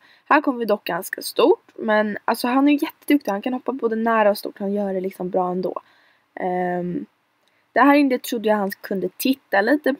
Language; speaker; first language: Swedish; native; Swedish